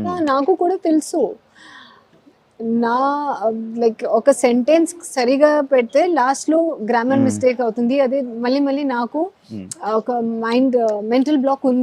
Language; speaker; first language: Telugu; non-native, learner; Hindi